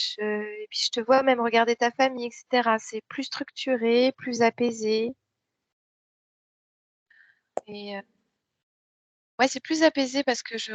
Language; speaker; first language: French; native; French